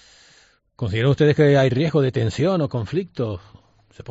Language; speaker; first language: Spanish; native; Spanish